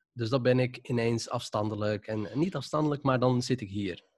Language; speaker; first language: Dutch; non-native, local second language; Arabic